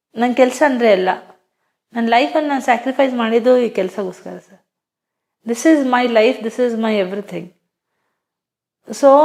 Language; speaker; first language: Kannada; non-native, local second language; Hindi